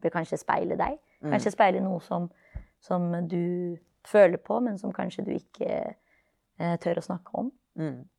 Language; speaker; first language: Norwegian; early bilingual, other home language; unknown